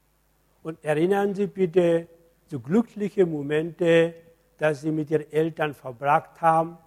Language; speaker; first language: German; non-native, fluent; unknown